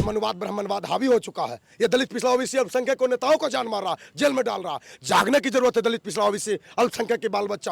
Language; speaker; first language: Hindi; native; Hindi